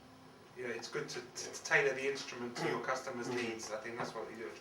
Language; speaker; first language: English; native; English